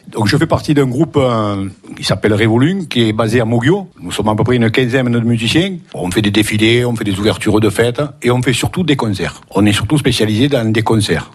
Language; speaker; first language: French; native; French